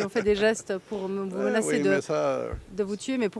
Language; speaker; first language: French; native; French